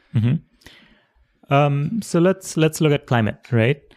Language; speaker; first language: English; non-native, local second language; Bangla